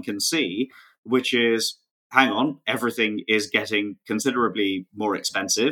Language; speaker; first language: English; native; English